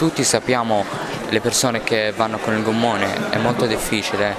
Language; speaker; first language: Italian; non-native, learner; Arabic